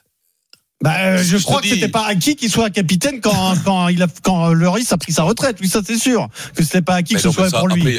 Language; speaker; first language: French; native; French